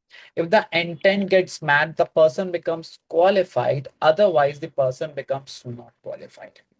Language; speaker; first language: English; non-native, local second language; Hindi